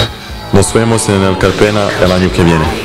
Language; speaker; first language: Spanish; non-native, fluent; Serbian